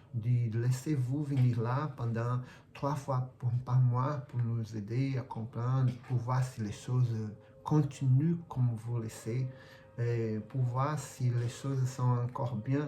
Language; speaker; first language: French; non-native, fluent; Portuguese